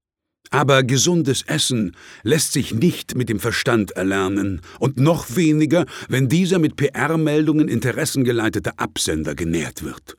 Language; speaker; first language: German; native; German